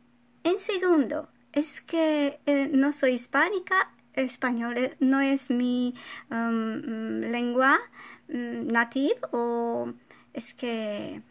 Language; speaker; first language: Spanish; non-native, fluent; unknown